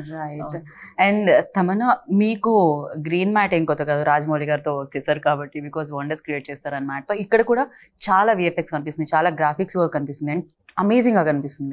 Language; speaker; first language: Telugu; native; Telugu